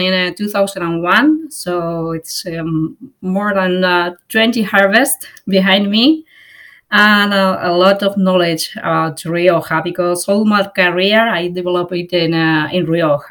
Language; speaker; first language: English; non-native, fluent; Spanish